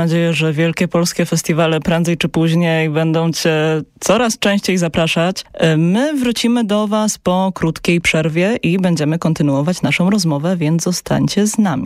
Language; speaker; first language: Polish; native; Polish